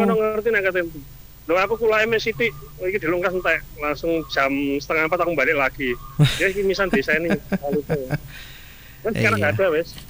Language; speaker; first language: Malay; non-native, local second language; Javanese